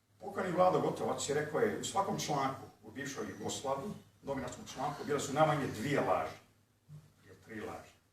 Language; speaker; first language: Bosnian; early bilingual, heritage; Croatian